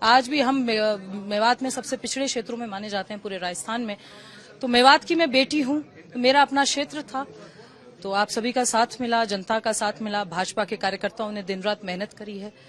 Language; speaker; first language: Hindi; native; Hindi